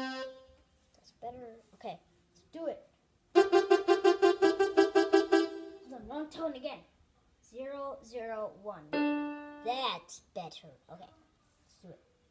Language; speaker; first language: English; native; English